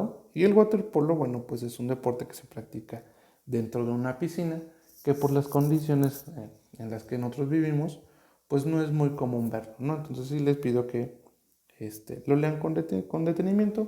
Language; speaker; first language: Spanish; native; Spanish